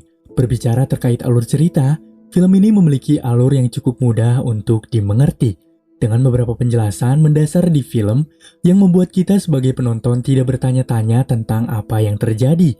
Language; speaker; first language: Indonesian; native; Indonesian